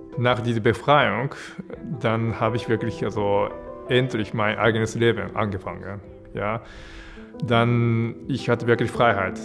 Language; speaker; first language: German; non-native, fluent; Japanese